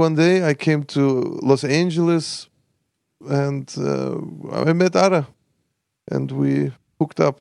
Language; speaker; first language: English; non-native, fluent; Armenian